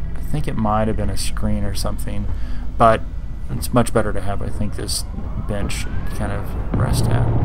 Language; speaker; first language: English; native; English